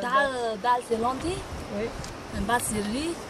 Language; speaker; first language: French; non-native, learner; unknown